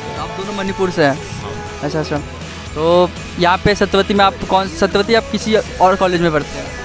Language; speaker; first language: Hindi; native; Hindi